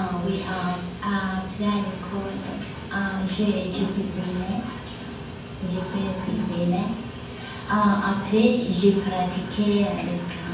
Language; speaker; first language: French; non-native, learner; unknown